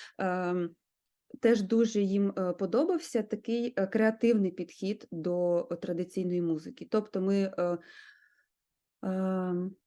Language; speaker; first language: Ukrainian; native; Ukrainian